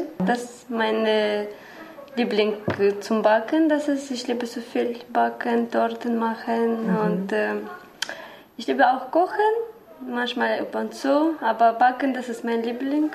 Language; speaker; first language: German; non-native, learner; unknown